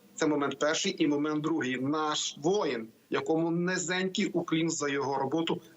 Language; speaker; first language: Ukrainian; native; Ukrainian